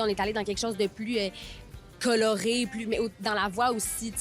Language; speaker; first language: French; native; French